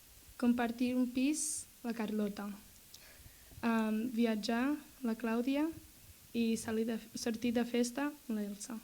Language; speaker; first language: Catalan; non-native, learner; English